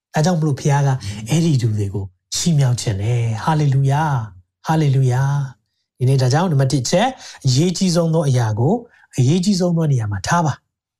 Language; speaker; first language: Burmese; native; Burmese